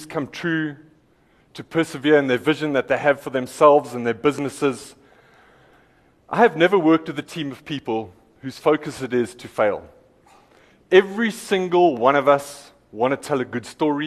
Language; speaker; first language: English; native; English